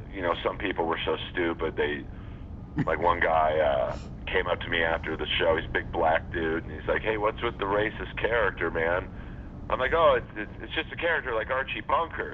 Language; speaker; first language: English; native; English